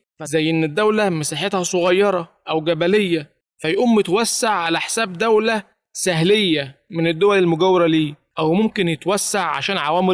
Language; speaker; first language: Arabic; native; Arabic